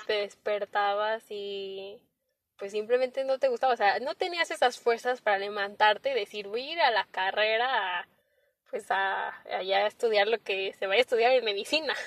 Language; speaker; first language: Spanish; native; Spanish